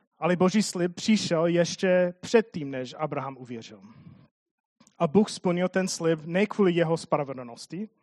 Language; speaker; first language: Czech; non-native, fluent; English